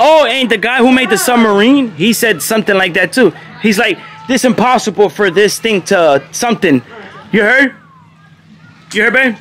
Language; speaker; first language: English; early bilingual, other home language; Spanish